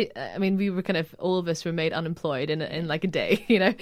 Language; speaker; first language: English; native; English